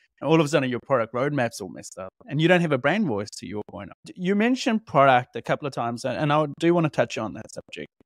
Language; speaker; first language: English; native; English